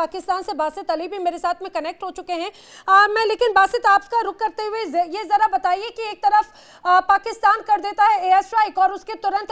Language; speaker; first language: Hindi; native; Hindi